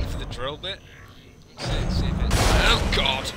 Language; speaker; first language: English; native; English